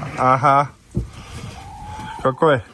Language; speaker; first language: Russian; non-native, learner; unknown